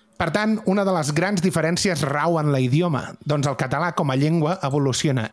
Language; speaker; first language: Catalan; native; Catalan